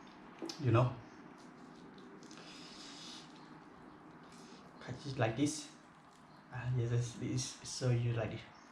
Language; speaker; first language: English; non-native, local second language; Khmer